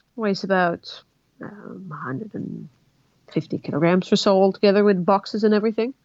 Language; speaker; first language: English; non-native, fluent; Swedish